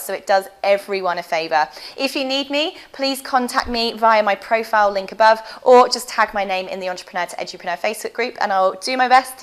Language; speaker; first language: English; native; English